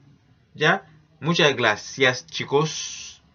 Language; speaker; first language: Spanish; non-native, learner; Haitian Creole